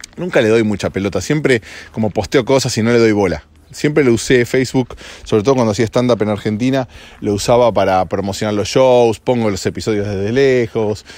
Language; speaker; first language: Spanish; native; Spanish